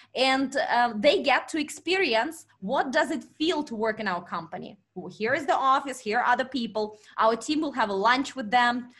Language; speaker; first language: English; non-native, fluent; Russian